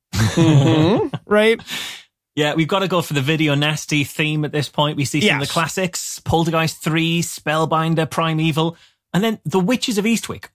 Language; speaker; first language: English; native; English